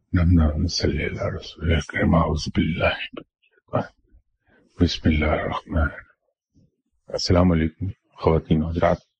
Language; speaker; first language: Urdu; non-native, local second language; Punjabi